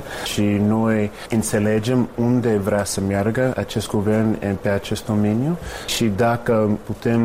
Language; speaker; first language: Romanian; non-native, fluent; English